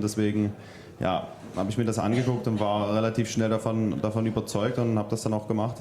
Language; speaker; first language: German; native; German